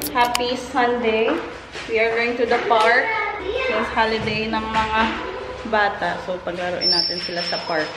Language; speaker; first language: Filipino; non-native, local second language; Hiligaynon